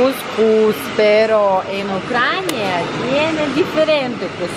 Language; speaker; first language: Spanish; non-native, learner; Ukrainian